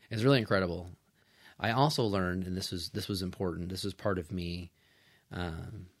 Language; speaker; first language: English; native; English